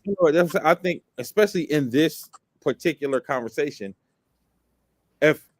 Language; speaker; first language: English; native; English